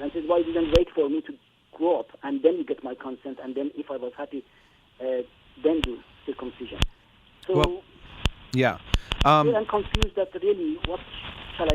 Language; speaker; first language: English; non-native, fluent; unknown